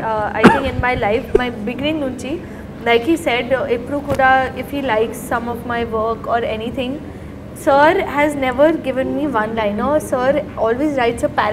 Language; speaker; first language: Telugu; non-native, learner; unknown